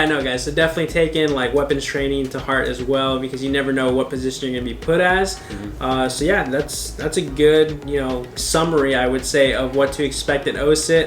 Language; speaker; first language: English; native; English